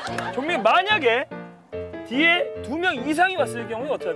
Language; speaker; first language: Korean; native; Korean